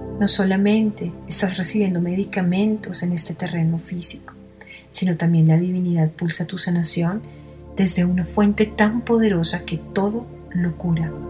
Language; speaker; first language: Spanish; native; Spanish